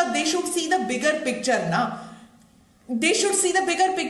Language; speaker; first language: Hindi; native; Hindi